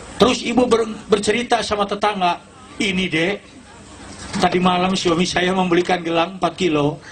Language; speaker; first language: Indonesian; non-native, local second language; Sundanese